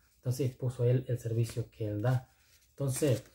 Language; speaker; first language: Spanish; non-native, local second language; Zapotec